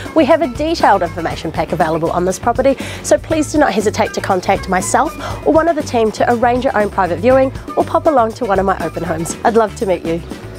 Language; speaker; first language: English; native; English